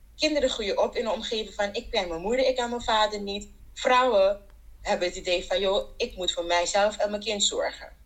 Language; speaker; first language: Dutch; non-native, local second language; Papiamento